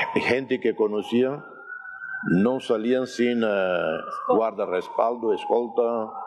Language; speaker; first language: Spanish; non-native, fluent; Portuguese